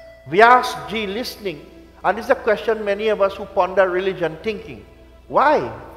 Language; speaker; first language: English; native; English